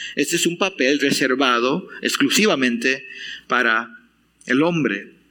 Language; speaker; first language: Spanish; non-native, fluent; English